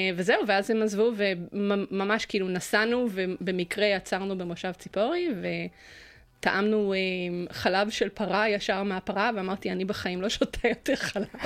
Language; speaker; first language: Hebrew; early bilingual, other home language; English